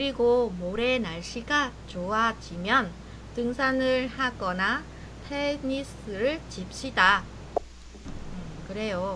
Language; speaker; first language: Korean; non-native, fluent; Vietnamese